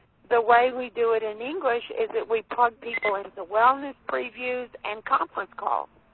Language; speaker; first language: English; native; English